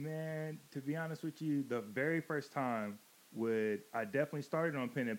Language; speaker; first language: English; native; English